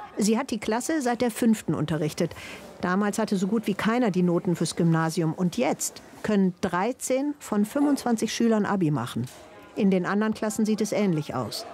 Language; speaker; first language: German; native; German